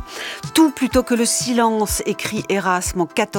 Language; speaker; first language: French; native; French